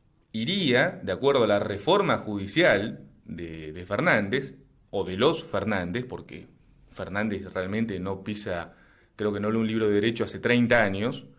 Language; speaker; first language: Spanish; native; Spanish